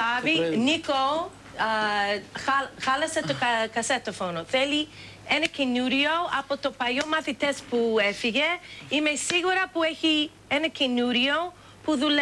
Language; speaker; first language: Greek; early bilingual, heritage; English